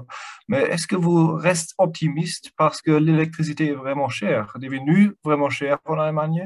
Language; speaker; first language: French; non-native, fluent; German